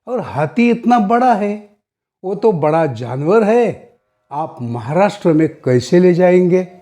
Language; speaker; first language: Hindi; non-native, local second language; Marathi